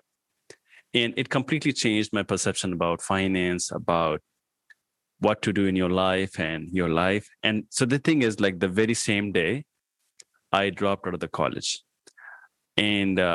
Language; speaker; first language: English; non-native, local second language; Hindi